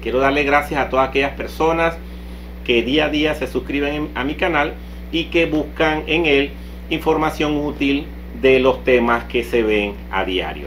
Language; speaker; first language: Spanish; native; Spanish